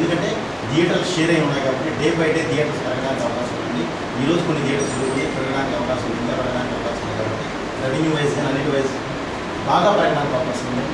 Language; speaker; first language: Telugu; native; Telugu